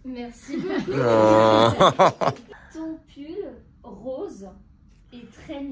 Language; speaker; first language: French; non-native, learner; Portuguese